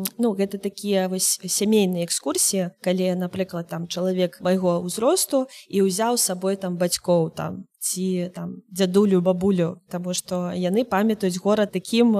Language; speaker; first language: Belarusian; non-native, local second language; Russian